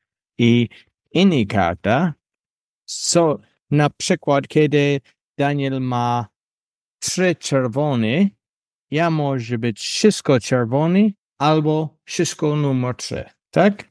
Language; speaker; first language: Polish; non-native, learner; English